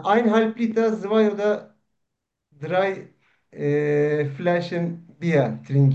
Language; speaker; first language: German; non-native, learner; Turkish